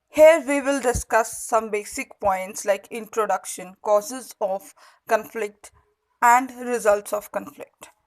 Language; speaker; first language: English; non-native, local second language; Punjabi